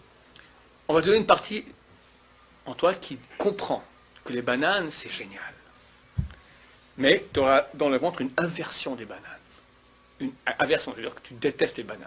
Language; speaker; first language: French; native; French